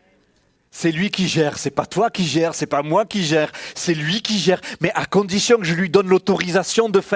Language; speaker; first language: French; native; French